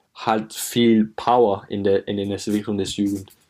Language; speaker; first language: German; non-native, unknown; English